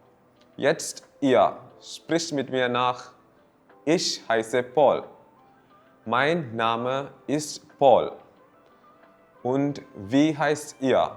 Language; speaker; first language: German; non-native, fluent; Malayalam